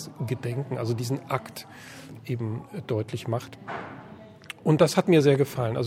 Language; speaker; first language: German; native; German